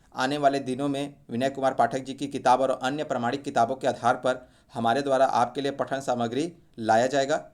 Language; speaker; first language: Hindi; native; Hindi